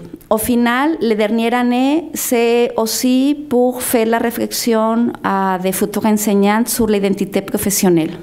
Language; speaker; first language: French; non-native, fluent; Spanish